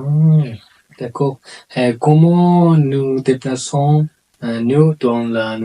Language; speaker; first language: French; non-native, learner; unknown